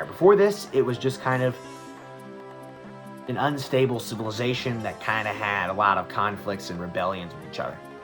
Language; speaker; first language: English; native; English